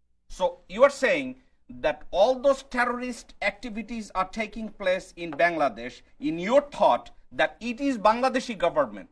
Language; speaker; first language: English; non-native, fluent; Bangla